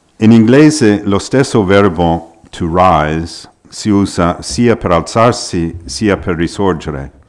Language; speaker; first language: Italian; non-native, fluent; English